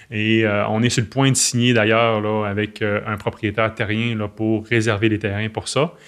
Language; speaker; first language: French; native; French